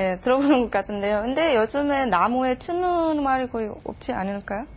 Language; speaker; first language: Korean; non-native, fluent; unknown